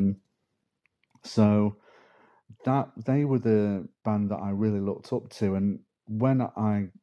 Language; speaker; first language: English; native; English